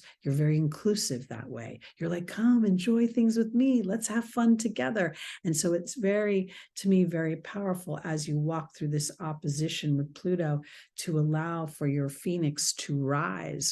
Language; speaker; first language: English; native; English